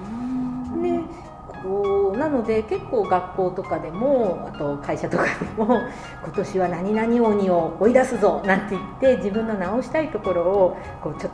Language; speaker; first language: Japanese; native; Japanese